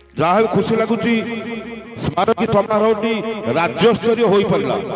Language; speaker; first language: Odia; native; Odia